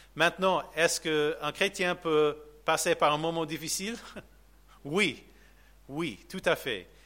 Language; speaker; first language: French; non-native, fluent; English